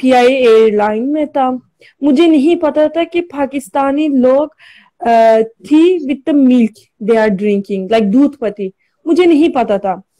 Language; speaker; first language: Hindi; non-native, learner; Turkish